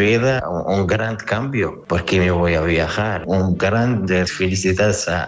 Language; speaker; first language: Spanish; non-native, learner; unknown